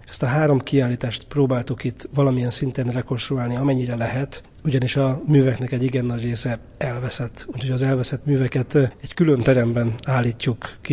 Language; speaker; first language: Hungarian; native; Hungarian